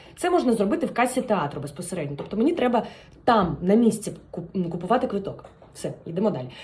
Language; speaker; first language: Ukrainian; non-native, local second language; Russian